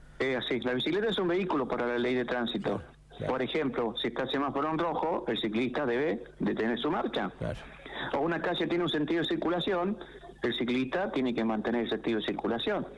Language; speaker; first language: Spanish; native; Spanish